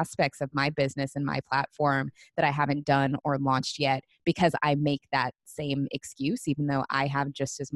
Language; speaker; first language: English; native; English